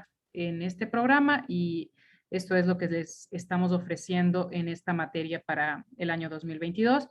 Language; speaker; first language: Spanish; native; Spanish